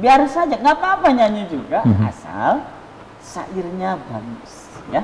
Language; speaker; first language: Indonesian; native; Indonesian